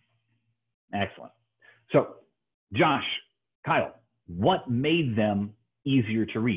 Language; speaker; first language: English; native; English